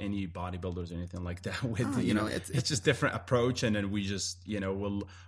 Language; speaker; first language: English; non-native, fluent; Arabic